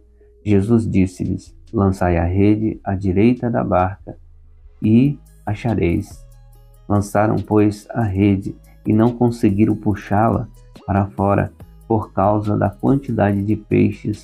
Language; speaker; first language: Portuguese; native; Portuguese